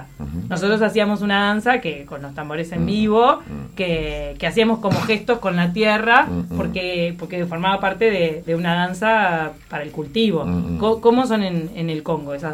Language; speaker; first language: Spanish; native; Spanish